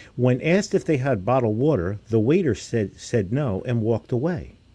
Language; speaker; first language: English; native; English